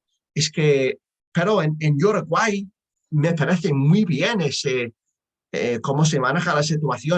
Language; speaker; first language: Spanish; non-native, learner; English